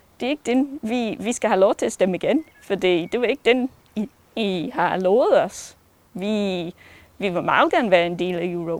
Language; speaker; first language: Danish; non-native, fluent; English